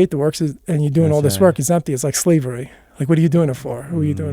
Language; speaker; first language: English; native; English